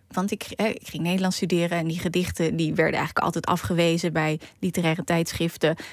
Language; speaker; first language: Dutch; native; Dutch